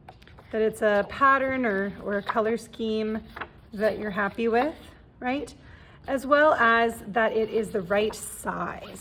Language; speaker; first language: English; native; English